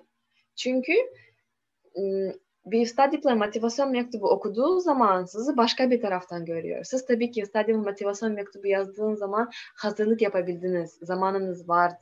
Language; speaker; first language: Turkish; non-native, learner; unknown